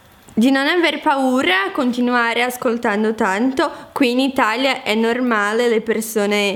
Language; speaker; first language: Italian; non-native, fluent; Portuguese